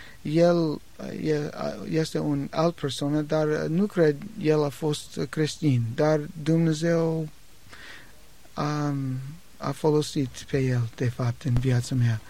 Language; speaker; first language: Romanian; non-native, learner; English